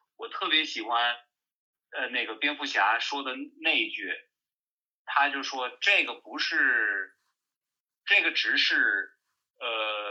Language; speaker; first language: Chinese; non-native, fluent; English